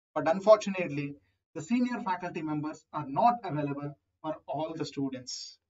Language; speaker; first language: English; non-native, local second language; Telugu